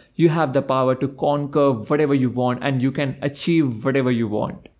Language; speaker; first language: English; non-native, local second language; Hindi